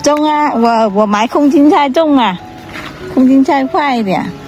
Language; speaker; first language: Chinese; non-native, learner; Vietnamese